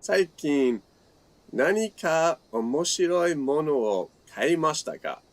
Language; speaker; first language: Japanese; non-native, fluent; English